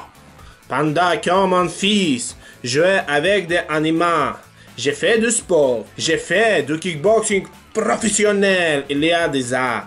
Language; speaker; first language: French; non-native, learner; Russian